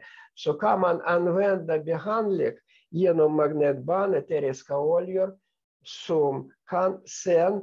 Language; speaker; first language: Swedish; non-native, fluent; Russian